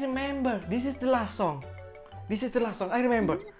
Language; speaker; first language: English; non-native, learner; Indonesian